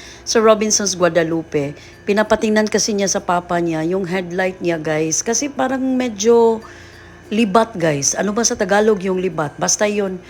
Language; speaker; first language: Filipino; non-native, local second language; Cebuano